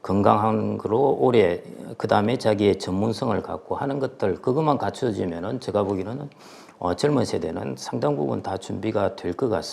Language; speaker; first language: Korean; native; Korean